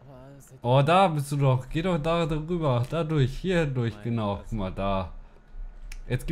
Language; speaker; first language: German; native; German